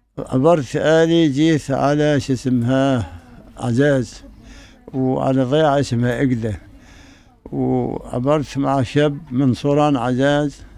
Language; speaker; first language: Arabic; native; Arabic